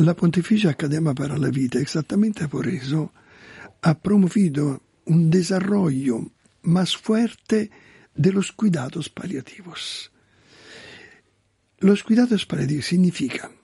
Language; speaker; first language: Spanish; non-native, learner; Italian